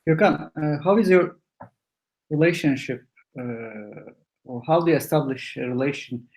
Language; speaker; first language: English; non-native, fluent; Turkish